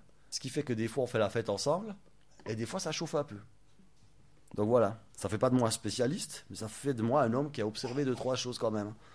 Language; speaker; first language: French; native; French